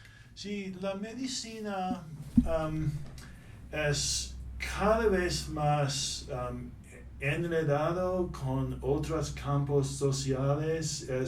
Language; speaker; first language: Spanish; non-native, fluent; English